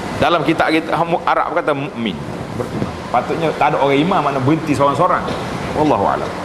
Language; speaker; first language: Malay; native; Malay